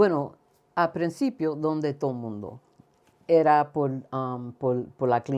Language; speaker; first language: Spanish; early bilingual, heritage; Spanish